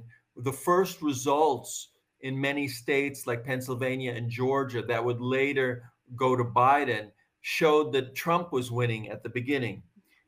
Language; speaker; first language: English; native; English